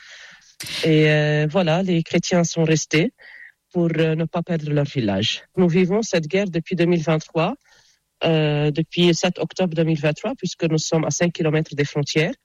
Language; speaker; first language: French; non-native, local second language; Arabic